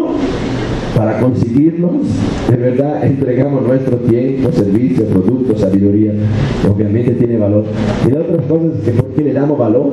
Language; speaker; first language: Spanish; non-native, fluent; Italian